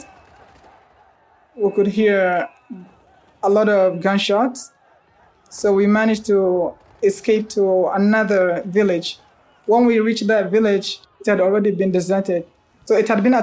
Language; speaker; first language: English; non-native, local second language; Hausa